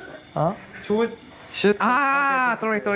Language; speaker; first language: English; non-native, learner; Japanese